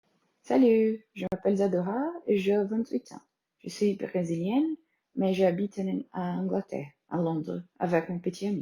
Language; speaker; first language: French; non-native, learner; Portuguese